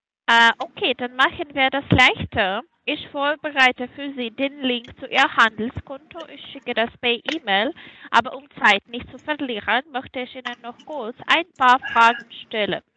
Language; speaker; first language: German; non-native, fluent; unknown